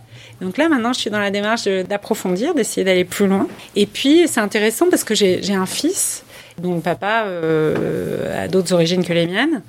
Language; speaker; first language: French; early bilingual, other home language; English